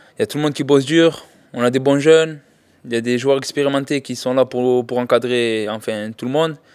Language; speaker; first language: French; native; French